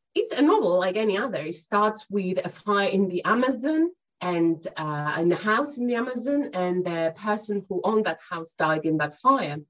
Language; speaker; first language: English; non-native, fluent; Greek